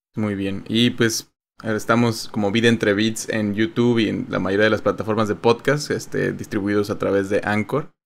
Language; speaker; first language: Spanish; native; Spanish